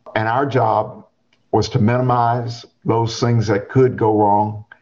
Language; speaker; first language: English; native; English